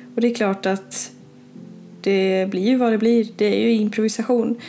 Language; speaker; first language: Swedish; early bilingual, other home language; Norwegian